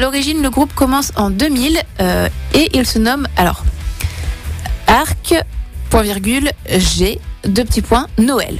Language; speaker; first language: French; native; French